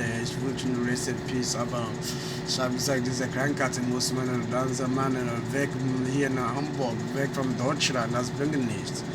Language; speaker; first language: German; non-native, learner; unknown